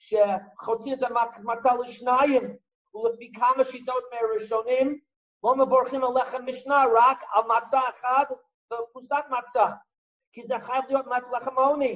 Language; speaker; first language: Hebrew; non-native, fluent; English